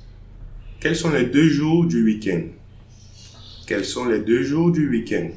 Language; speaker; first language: French; non-native, fluent; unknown